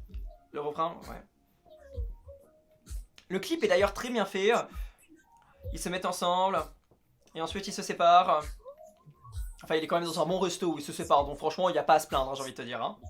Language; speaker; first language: French; native; French